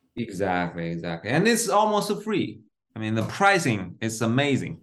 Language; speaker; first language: English; non-native, fluent; Chinese